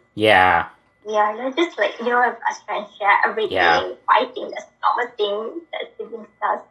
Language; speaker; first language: English; non-native, local second language; Malay